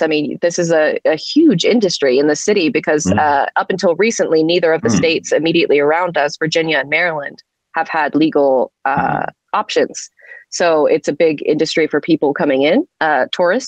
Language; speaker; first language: English; native; English